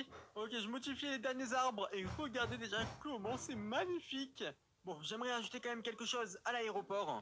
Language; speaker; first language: French; native; French